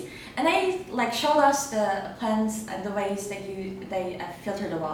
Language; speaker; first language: English; non-native, fluent; Turkish